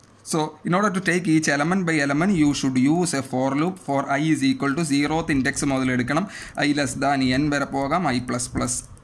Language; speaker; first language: English; non-native, local second language; Malayalam